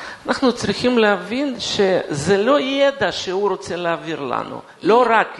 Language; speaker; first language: Hebrew; non-native, fluent; Russian